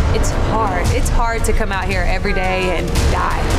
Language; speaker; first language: English; native; English